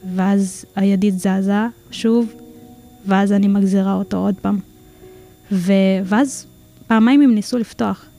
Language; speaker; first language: Hebrew; non-native, fluent; Filipino